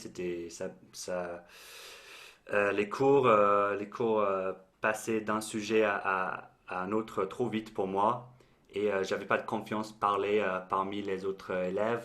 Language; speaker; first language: French; non-native, fluent; English